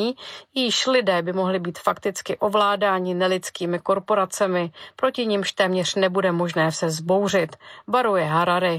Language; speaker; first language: Czech; native; Czech